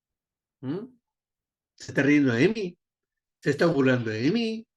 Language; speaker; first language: Spanish; native; Spanish